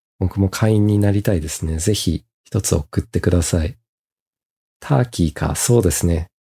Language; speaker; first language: Japanese; early bilingual, heritage; Japanese